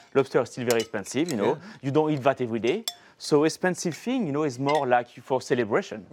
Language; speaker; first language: English; non-native, fluent; French